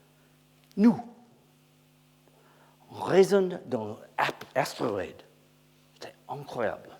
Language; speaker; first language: French; non-native, learner; English